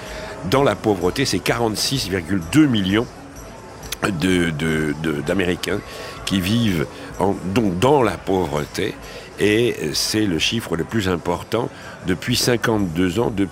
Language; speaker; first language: French; native; French